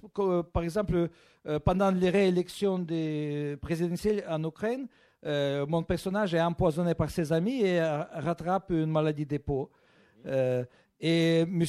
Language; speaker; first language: French; non-native, fluent; Russian